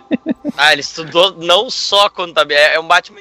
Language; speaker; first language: Portuguese; native; Portuguese